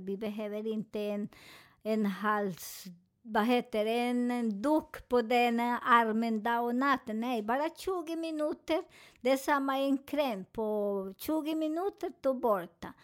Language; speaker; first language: Swedish; non-native, fluent; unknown